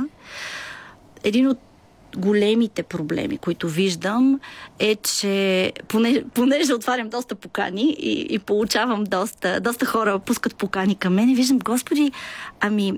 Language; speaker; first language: Bulgarian; native; Bulgarian